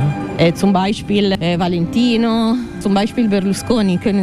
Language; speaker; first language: German; non-native, learner; Italian